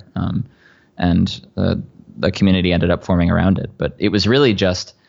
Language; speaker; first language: English; native; English